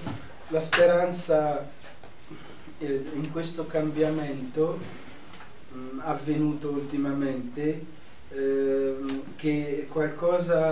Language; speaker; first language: Italian; non-native, fluent; Arabic